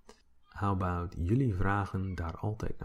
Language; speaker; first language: Dutch; non-native, fluent; English